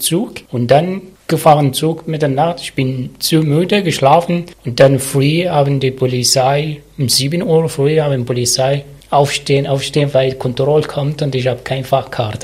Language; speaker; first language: German; non-native, learner; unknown